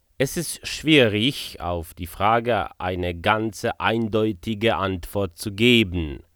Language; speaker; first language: German; non-native, fluent; Polish